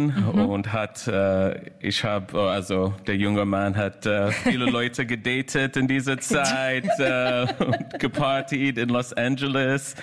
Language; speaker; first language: German; non-native, fluent; English